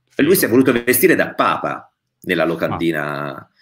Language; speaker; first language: Italian; native; Italian